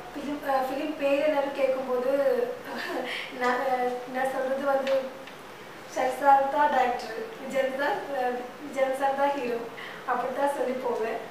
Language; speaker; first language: Tamil; non-native, learner; Malayalam